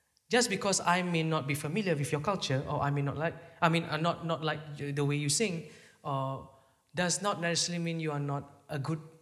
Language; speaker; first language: English; non-native, local second language; Malay